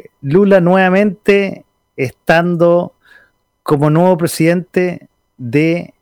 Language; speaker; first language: Spanish; native; Spanish